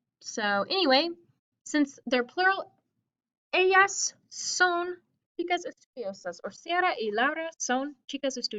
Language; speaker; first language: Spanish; non-native, fluent; English